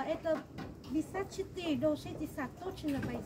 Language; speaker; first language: Russian; non-native, learner; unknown